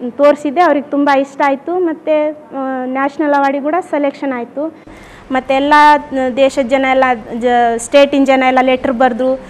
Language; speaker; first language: Kannada; non-native, local second language; Lambadi